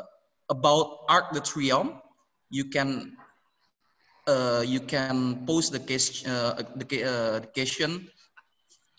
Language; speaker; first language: English; non-native, learner; Indonesian